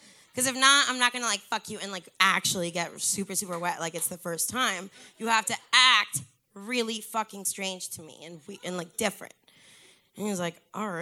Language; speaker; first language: English; early bilingual, other home language; Spanish